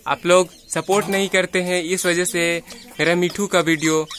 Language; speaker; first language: Hindi; native; Hindi